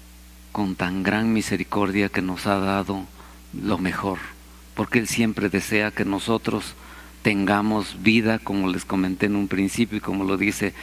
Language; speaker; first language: Spanish; native; Spanish